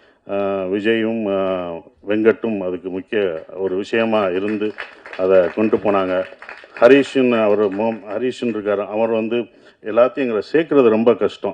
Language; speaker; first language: Tamil; native; Tamil